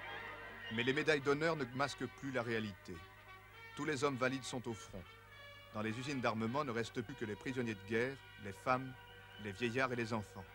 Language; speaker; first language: French; native; French